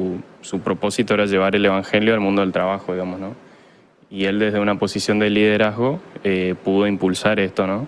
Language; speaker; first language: Spanish; native; Spanish